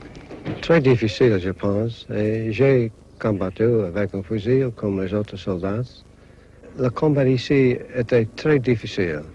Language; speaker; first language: French; non-native, learner; English